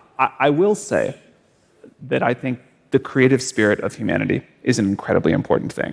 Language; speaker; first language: English; native; English